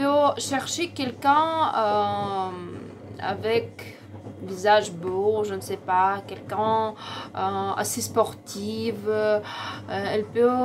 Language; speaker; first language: French; non-native, learner; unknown